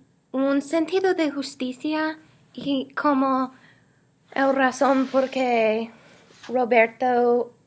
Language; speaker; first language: Spanish; non-native, learner; English